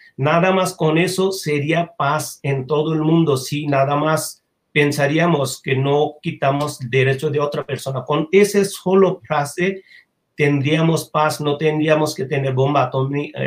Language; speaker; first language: Spanish; non-native, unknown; Bangla